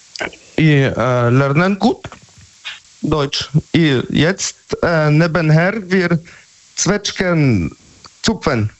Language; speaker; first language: German; non-native, learner; Polish